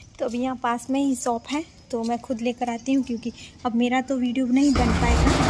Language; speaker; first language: Hindi; non-native, local second language; Gujarati